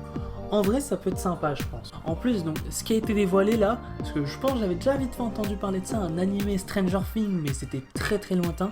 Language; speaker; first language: French; native; French